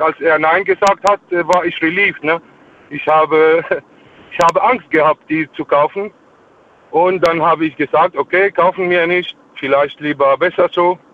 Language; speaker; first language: German; non-native, fluent; Arabic